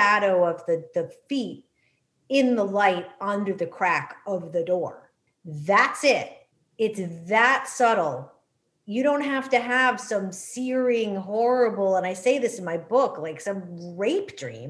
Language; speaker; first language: English; native; English